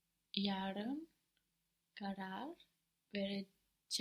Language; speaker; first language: Turkish; non-native, learner; English